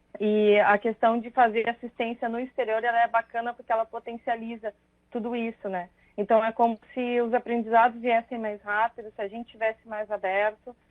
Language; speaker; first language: Portuguese; native; Portuguese